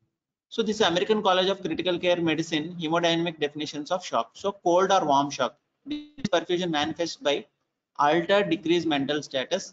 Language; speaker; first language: English; non-native, local second language; Telugu